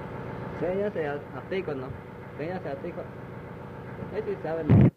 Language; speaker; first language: Spanish; non-native, local second language; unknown